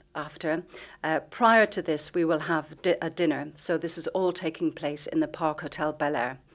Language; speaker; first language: English; native; English